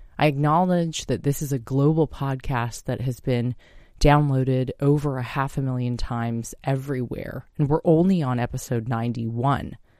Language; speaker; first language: English; native; English